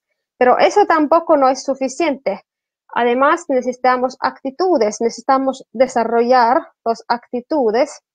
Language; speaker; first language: Spanish; non-native, fluent; Finnish